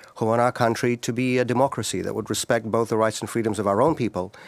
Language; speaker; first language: English; non-native, fluent; Russian